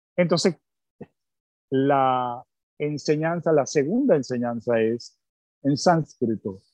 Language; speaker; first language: Spanish; early bilingual, other home language; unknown